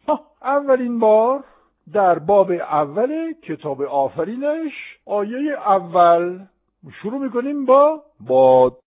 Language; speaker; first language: Persian; non-native, fluent; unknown